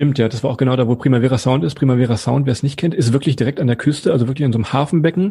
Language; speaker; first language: German; native; German